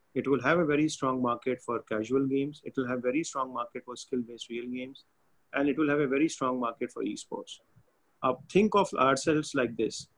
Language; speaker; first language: English; non-native, local second language; Hindi